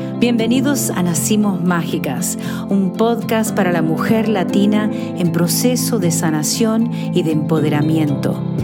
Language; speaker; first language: Spanish; early bilingual, heritage; Spanish